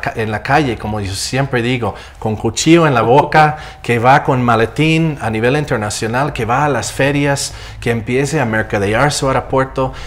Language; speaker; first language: Spanish; non-native, fluent; English